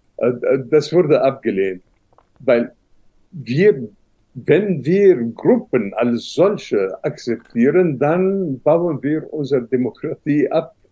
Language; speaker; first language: German; non-native, fluent; Arabic